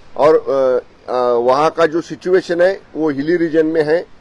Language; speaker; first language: Hindi; non-native, local second language; Marathi